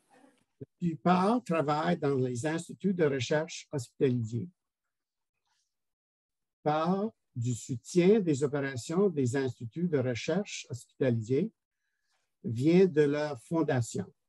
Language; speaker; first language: French; non-native, local second language; English